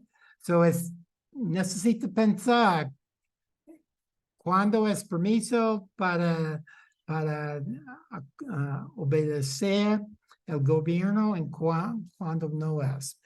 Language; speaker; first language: Spanish; non-native, fluent; English